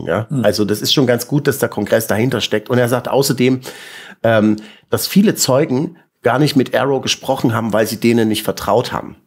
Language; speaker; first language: German; native; German